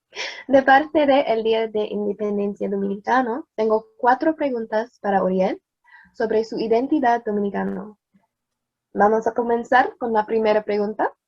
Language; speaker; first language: Spanish; non-native, learner; English